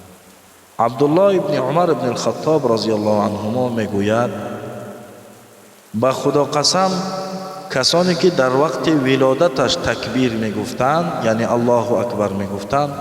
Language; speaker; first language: Persian; native; Persian